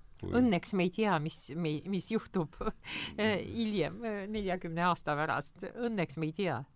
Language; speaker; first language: Estonian; non-native, local second language; Russian